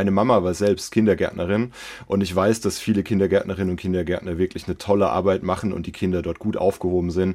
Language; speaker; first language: German; native; German